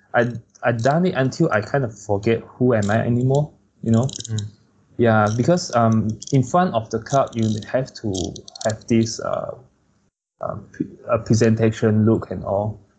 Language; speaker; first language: English; non-native, local second language; Chinese